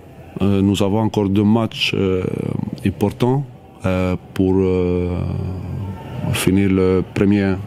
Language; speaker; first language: French; non-native, learner; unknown